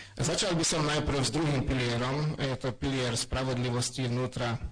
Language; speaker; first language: Slovak; non-native, local second language; Hungarian